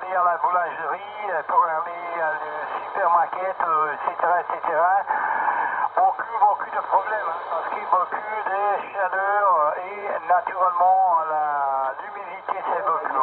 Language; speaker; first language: French; non-native, learner; Italian